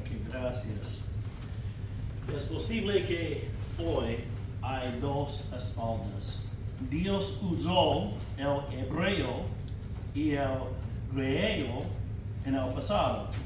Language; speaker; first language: Spanish; non-native, fluent; English